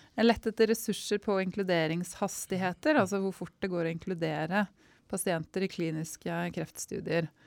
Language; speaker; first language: Norwegian; native; Norwegian